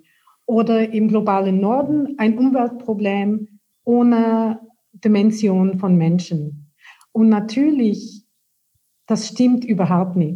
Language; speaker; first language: German; non-native, fluent; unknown